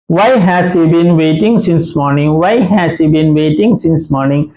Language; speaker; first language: English; non-native, local second language; Malayalam